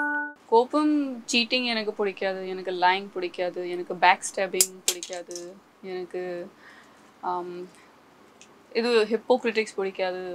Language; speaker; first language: Tamil; non-native, learner; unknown